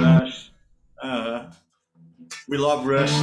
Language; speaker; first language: English; non-native, learner; Portuguese